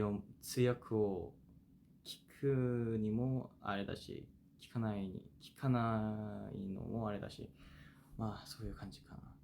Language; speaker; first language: Japanese; non-native, fluent; Korean